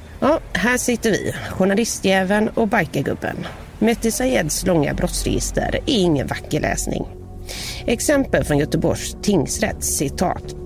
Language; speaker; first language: Swedish; native; Swedish